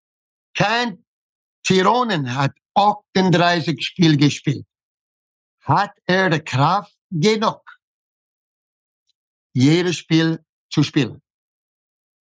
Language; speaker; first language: German; non-native, fluent; English